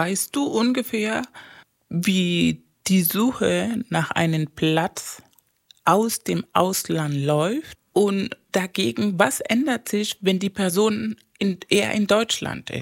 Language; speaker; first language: German; non-native, fluent; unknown